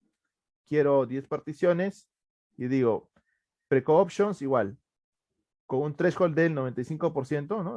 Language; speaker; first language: Spanish; native; Spanish